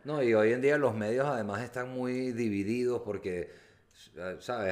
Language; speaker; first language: Spanish; early bilingual, heritage; Spanish